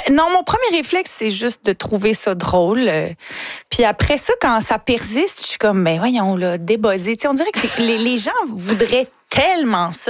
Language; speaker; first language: French; native; French